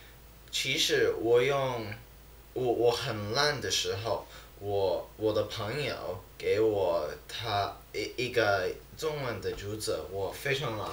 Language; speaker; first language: Chinese; non-native, learner; English